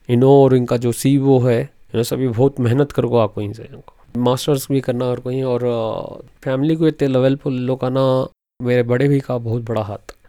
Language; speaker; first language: Hindi; non-native, local second language; Urdu